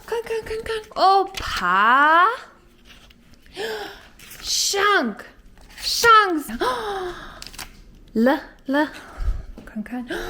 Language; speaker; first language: Chinese; non-native, learner; English